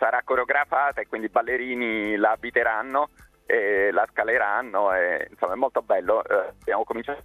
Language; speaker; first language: Italian; native; Italian